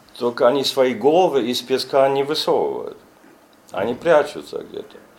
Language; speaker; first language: Russian; non-native, fluent; German